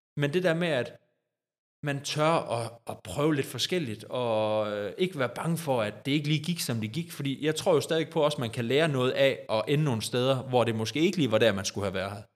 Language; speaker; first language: Danish; native; Danish